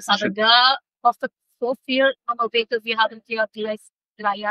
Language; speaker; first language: German; non-native, local second language; Indonesian